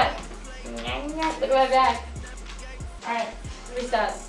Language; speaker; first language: English; native; English